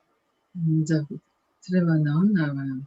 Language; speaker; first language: Japanese; native; Japanese